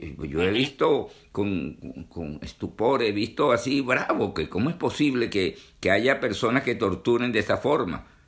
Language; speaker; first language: Spanish; native; Spanish